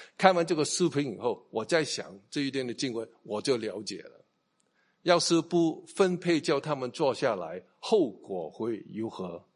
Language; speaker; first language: Chinese; non-native, local second language; Cantonese